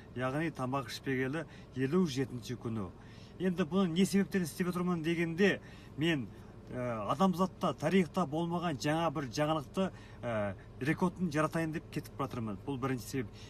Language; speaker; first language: Kazakh; native; Kazakh